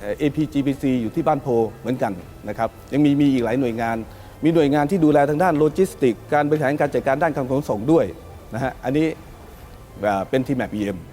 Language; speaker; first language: Thai; native; Thai